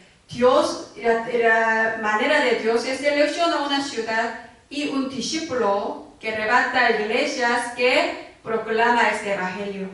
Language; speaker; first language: Spanish; non-native, learner; Korean